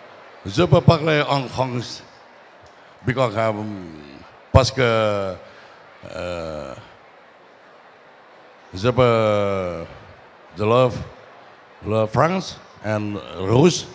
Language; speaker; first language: French; non-native, learner; Vietnamese